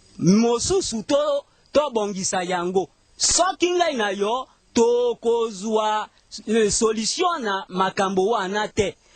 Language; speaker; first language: Lingala; non-native, local second language; Mongo